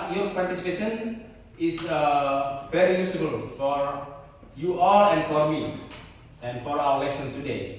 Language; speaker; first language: English; non-native, learner; Indonesian